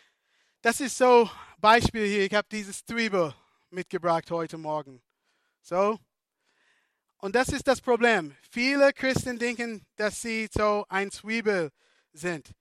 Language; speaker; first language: German; non-native, fluent; English